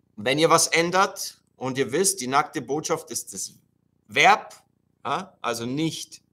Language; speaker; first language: German; non-native, fluent; Italian